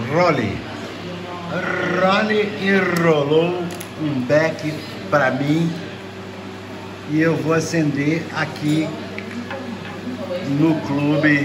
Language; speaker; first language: Spanish; non-native, learner; Portuguese